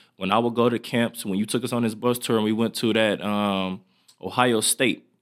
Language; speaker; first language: English; native; English